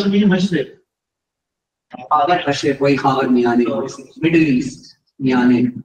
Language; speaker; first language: Persian; non-native, fluent; Urdu